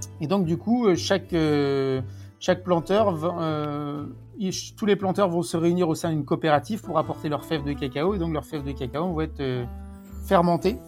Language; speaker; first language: French; native; French